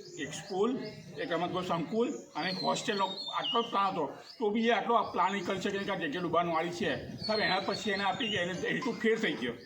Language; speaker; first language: Gujarati; native; Gujarati